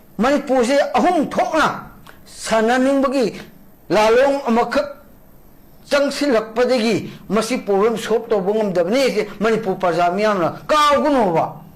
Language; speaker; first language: Manipuri; non-native, local second language; Rongmei Naga